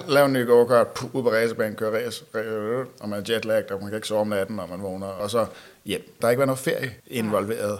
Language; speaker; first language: Danish; native; Danish